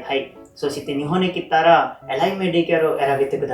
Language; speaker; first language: Japanese; non-native, learner; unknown